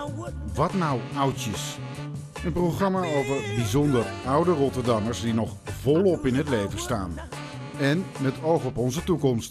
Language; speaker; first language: Dutch; native; Dutch